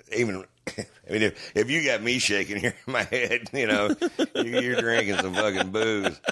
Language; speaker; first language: English; native; English